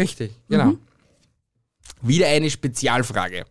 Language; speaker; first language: German; native; German